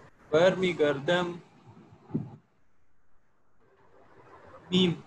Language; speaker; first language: Persian; non-native, learner; Urdu